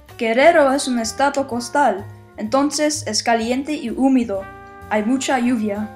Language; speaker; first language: Spanish; non-native, learner; English